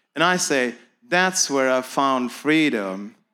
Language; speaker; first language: English; non-native, fluent; Swedish